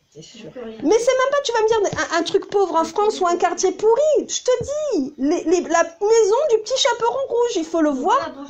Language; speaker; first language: French; early bilingual, heritage; Hebrew